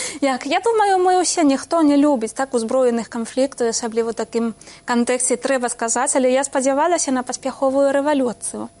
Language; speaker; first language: Belarusian; non-native, fluent; Spanish